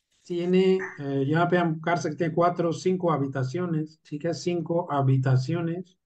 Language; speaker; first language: Spanish; non-native, fluent; Urdu